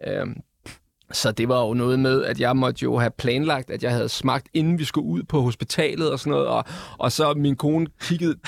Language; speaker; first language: Danish; native; Danish